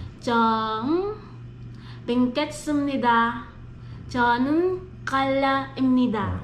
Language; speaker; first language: Korean; non-native, learner; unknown